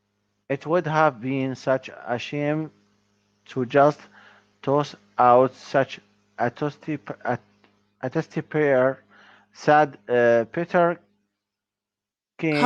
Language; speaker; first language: English; non-native, learner; Arabic